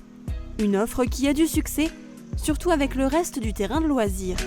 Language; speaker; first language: French; native; French